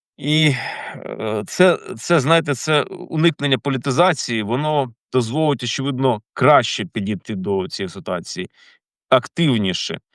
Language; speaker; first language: Ukrainian; native; Ukrainian